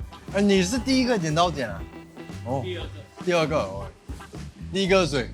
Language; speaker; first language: Chinese; non-native, local second language; English